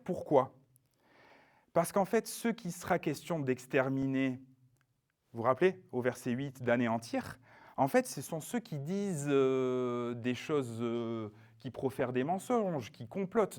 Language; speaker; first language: French; native; French